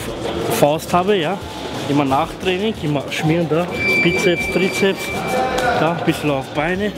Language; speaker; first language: German; non-native, learner; Armenian